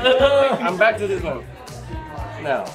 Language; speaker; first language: English; non-native, learner; Thai